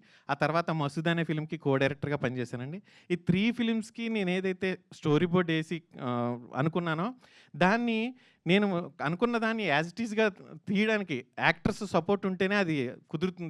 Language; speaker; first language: Telugu; native; Telugu